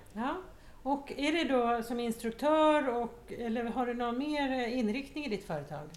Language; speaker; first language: Swedish; native; Swedish